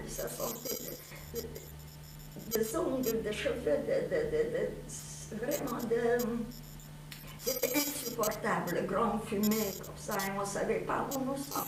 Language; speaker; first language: French; non-native, fluent; Hungarian